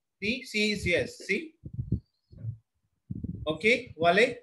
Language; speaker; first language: Spanish; non-native, learner; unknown